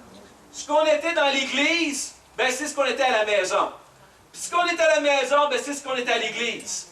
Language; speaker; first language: French; native; French